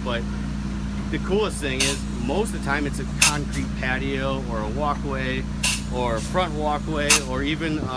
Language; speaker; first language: English; native; English